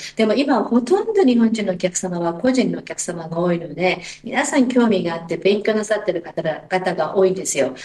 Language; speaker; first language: Japanese; native; Japanese